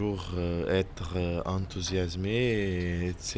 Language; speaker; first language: French; non-native, learner; Portuguese